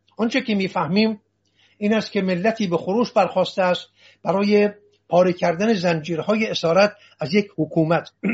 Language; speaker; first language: Persian; non-native, local second language; Assyrian Neo-Aramaic